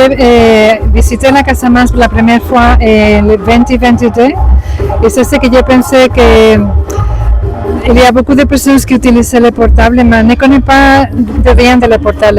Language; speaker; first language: French; non-native, learner; Spanish